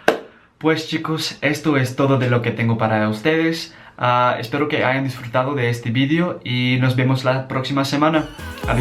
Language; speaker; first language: Spanish; non-native, learner; English